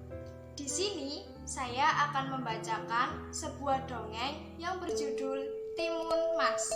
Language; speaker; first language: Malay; non-native, local second language; Javanese